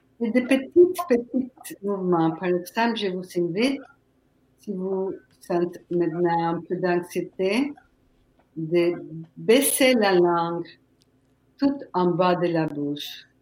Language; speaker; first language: French; non-native, fluent; Spanish